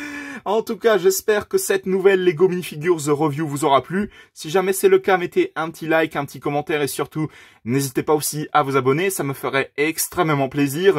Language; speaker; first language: French; native; French